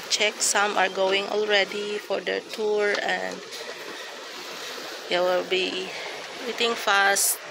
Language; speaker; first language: English; non-native, local second language; Filipino